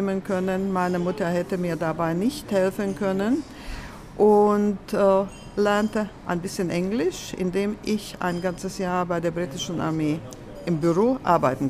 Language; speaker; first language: German; early bilingual, other home language; Latvian